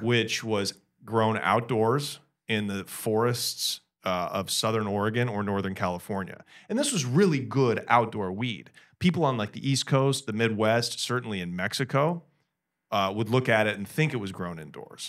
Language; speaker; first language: English; native; English